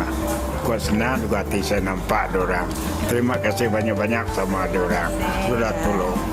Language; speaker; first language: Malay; non-native, local second language; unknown